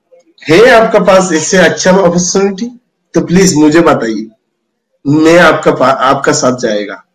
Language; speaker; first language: Hindi; non-native, fluent; Bangla